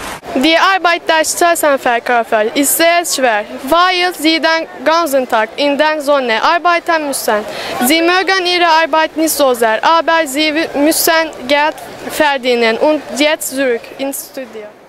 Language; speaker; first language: German; non-native, learner; Turkish